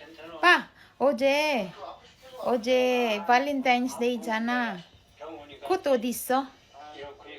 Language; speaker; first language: Korean; non-native, learner; Filipino